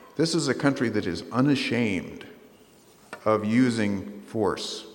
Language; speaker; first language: English; native; English